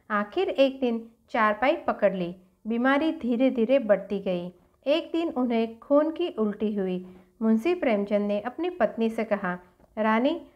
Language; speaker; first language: Hindi; non-native, local second language; Gujarati